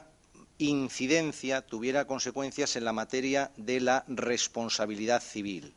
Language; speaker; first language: Spanish; native; Spanish